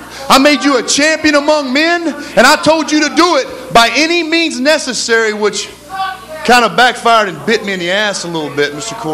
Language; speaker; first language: English; native; English